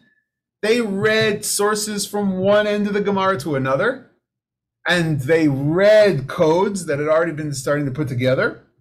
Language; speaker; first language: English; native; English